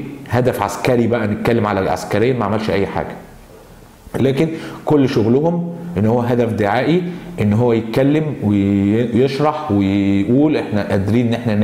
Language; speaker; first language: Arabic; native; Arabic